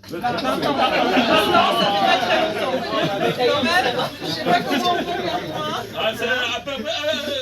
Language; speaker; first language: French; native; French